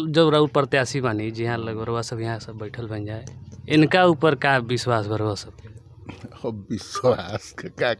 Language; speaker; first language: Hindi; native; Hindi